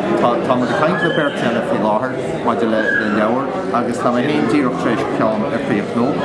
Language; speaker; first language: Irish; native; Irish